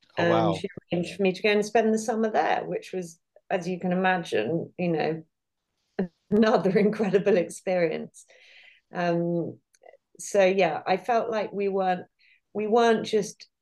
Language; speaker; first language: English; native; English